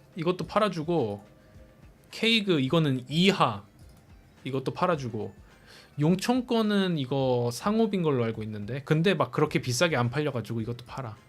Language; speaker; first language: Korean; non-native, fluent; English